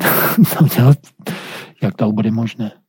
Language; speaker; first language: Czech; non-native, fluent; English